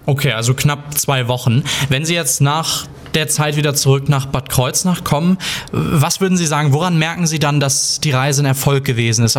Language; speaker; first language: German; native; German